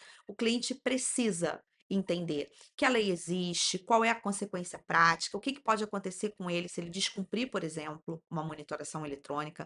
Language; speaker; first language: Portuguese; native; Portuguese